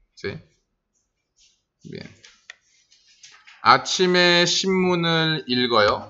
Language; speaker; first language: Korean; non-native, fluent; Spanish